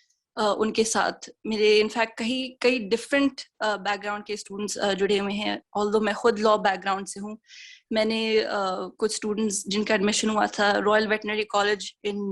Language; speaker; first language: Hindi; native; Hindi